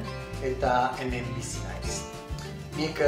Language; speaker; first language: Basque; non-native, local second language; Spanish